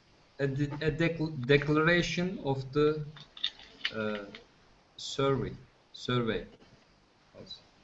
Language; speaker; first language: English; non-native, fluent; Turkish